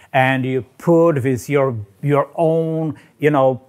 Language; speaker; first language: English; non-native, fluent; Polish